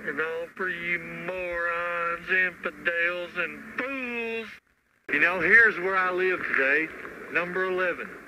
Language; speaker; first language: English; native; English